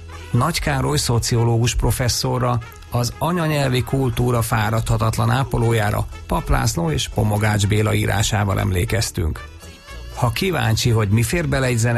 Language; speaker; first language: Hungarian; native; Hungarian